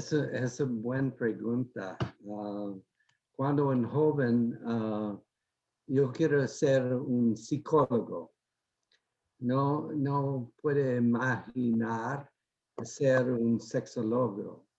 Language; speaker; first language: Spanish; non-native, learner; English